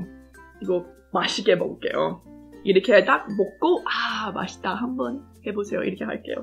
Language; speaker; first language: Korean; non-native, fluent; English